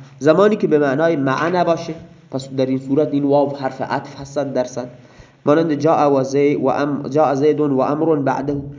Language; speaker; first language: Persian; non-native, local second language; Baluchi